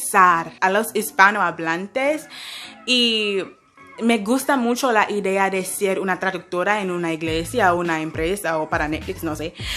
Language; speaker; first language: Spanish; non-native, fluent; English